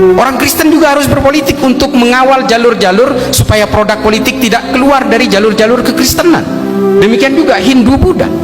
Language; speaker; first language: Indonesian; non-native, local second language; Madurese